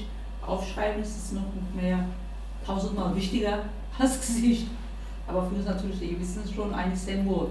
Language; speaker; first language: German; non-native, learner; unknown